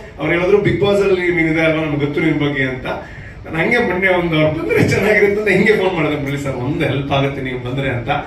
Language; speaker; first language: Kannada; non-native, local second language; Tulu